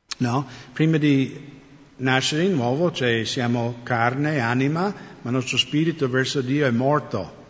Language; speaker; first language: Italian; non-native, fluent; English